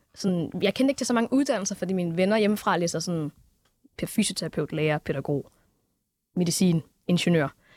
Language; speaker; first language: Danish; early bilingual, other home language; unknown